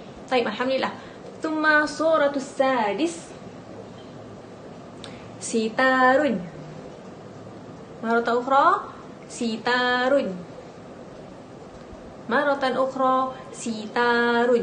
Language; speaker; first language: Arabic; non-native, learner; Malay